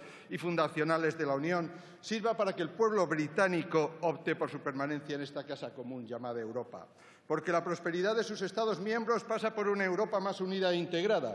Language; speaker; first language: Spanish; native; Spanish